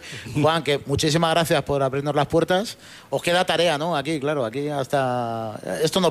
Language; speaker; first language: Spanish; native; Spanish